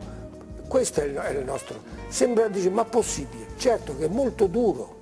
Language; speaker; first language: Italian; native; Italian